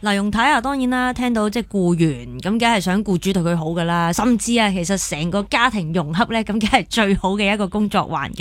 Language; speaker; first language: Cantonese; native; Cantonese